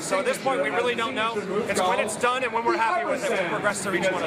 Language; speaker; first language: English; native; English